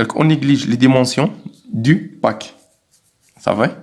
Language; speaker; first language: French; non-native, local second language; Arabic